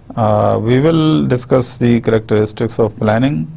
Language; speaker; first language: English; non-native, local second language; Urdu